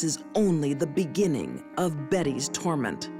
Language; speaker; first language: English; native; English